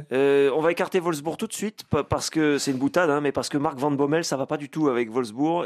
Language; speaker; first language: French; native; French